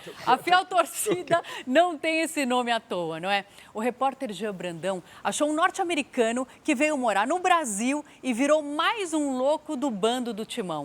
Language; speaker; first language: Portuguese; native; Portuguese